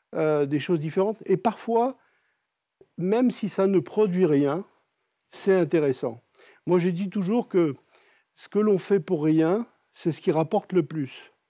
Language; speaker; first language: French; native; French